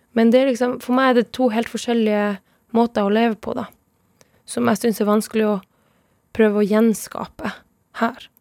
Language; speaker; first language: Norwegian; non-native, local second language; Northern Sami